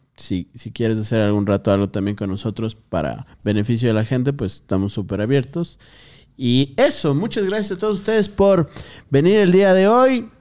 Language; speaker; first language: Spanish; native; Spanish